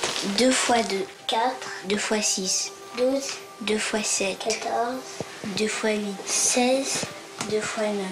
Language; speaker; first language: French; native; French